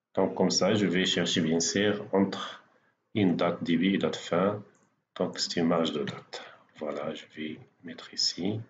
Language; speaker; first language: French; non-native, local second language; Arabic